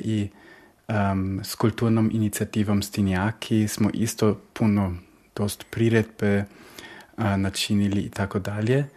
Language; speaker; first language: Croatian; early bilingual, heritage; Croatian